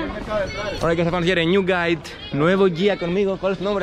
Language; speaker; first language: Spanish; non-native, learner; Greek